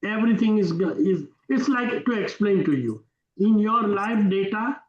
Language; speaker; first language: English; non-native, local second language; Gujarati